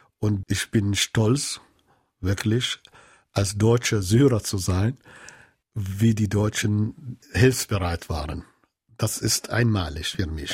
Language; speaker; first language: German; non-native, fluent; Arabic